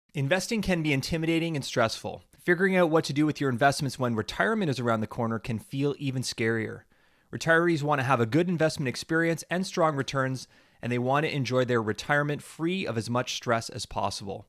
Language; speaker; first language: English; native; English